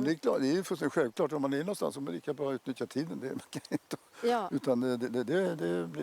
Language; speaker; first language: Swedish; native; Swedish